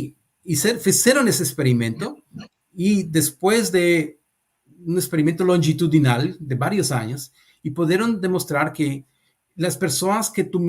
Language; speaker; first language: Portuguese; non-native, learner; Spanish